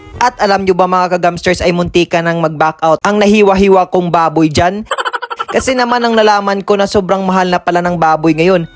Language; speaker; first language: Filipino; non-native, local second language; Hiligaynon